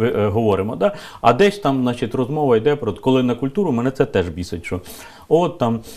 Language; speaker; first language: Ukrainian; native; Ukrainian